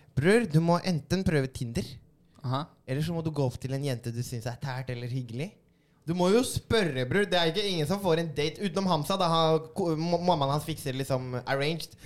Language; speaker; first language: Norwegian; early bilingual, other home language; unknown